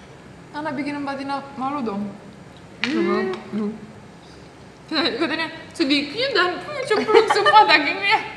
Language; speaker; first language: Indonesian; non-native, fluent; Romanian